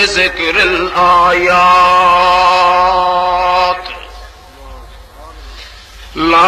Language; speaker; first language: Arabic; non-native, fluent; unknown